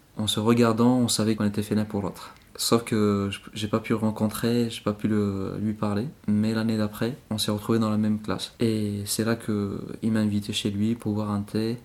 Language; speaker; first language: French; non-native, local second language; Arabic